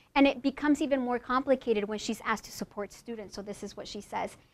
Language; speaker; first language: English; native; English